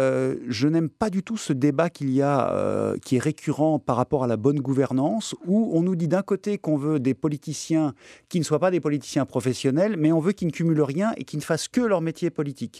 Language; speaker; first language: French; native; French